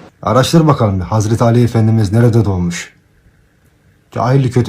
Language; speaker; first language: Turkish; native; Turkish